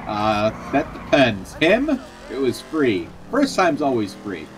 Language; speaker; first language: English; native; English